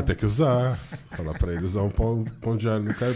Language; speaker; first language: Portuguese; native; Portuguese